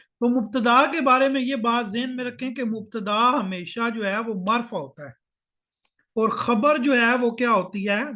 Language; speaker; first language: Urdu; native; Urdu